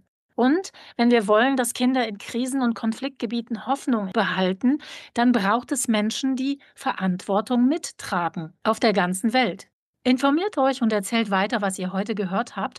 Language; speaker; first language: German; native; German